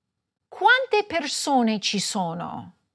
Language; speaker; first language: Italian; non-native, fluent; English